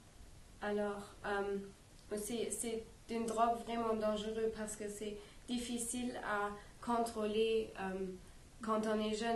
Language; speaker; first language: French; non-native, learner; English